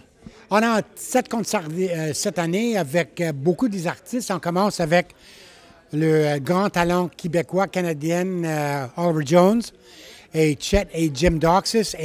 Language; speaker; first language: French; non-native, learner; English